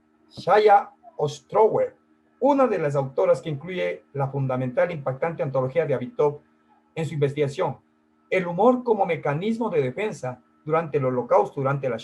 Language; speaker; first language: Spanish; native; Spanish